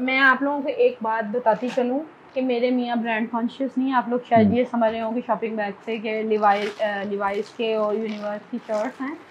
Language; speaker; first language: Urdu; native; Urdu